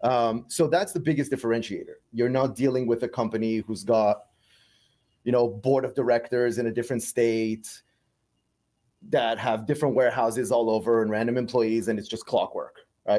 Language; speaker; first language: English; native; English